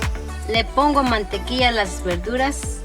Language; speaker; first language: Spanish; native; Spanish